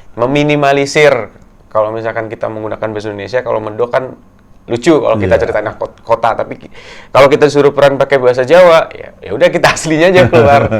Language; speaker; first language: Indonesian; non-native, local second language; Javanese